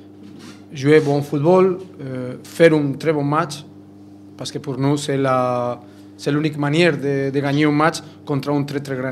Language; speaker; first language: French; non-native, fluent; Spanish